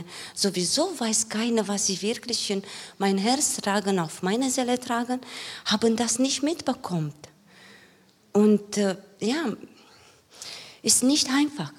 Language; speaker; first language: German; non-native, learner; Romanian